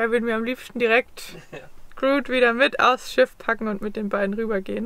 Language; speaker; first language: German; native; German